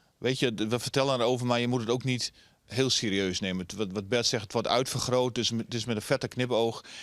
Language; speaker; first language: Dutch; native; Dutch